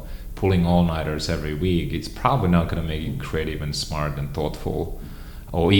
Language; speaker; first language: English; non-native, fluent; Finnish